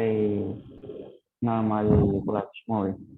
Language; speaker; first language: English; non-native, learner; Spanish